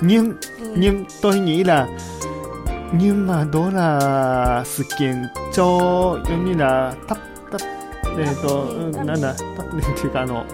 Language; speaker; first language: Vietnamese; non-native, learner; Japanese